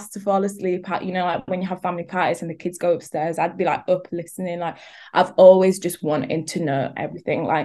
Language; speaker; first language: English; native; English